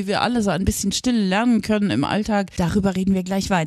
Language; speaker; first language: German; native; German